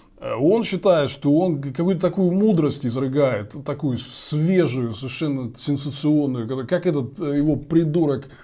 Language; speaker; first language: Russian; native; Russian